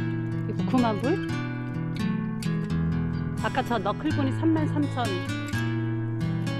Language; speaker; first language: Korean; native; Korean